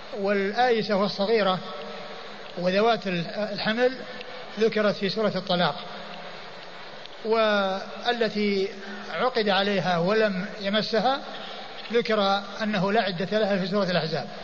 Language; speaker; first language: Arabic; native; Arabic